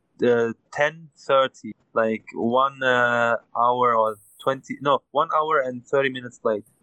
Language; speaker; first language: English; non-native, learner; German